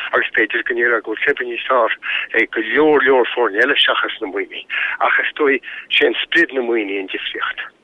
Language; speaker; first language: Irish; native; Irish